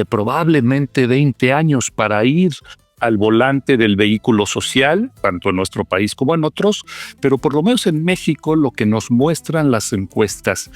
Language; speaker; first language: Spanish; native; Spanish